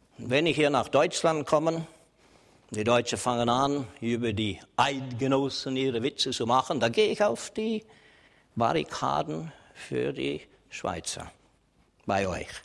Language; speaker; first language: German; non-native, fluent; English